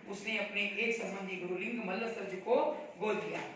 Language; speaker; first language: Hindi; non-native, local second language; Kannada